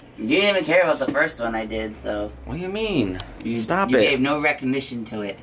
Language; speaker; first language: English; native; English